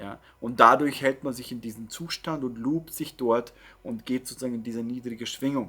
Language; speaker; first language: German; native; German